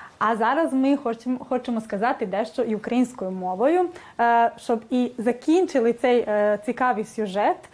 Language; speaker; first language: Ukrainian; early bilingual, heritage; Ukrainian